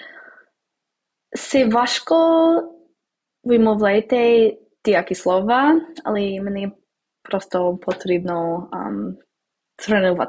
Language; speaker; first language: Ukrainian; non-native, learner; English